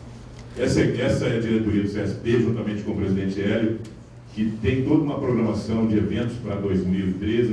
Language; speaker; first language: Portuguese; native; Portuguese